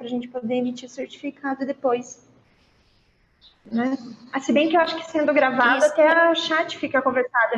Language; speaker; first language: Portuguese; native; Portuguese